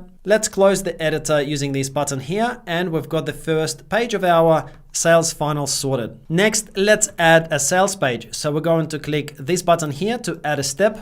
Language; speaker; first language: English; native; English